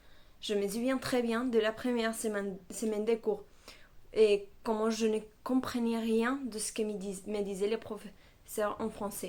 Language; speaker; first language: French; non-native, fluent; Spanish